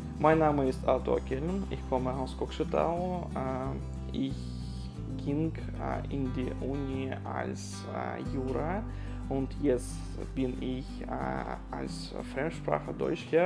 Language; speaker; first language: German; non-native, learner; Russian